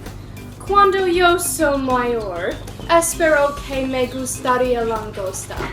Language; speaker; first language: Spanish; non-native, learner; English